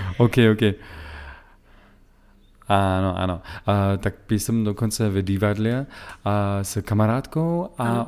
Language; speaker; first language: Czech; non-native, learner; German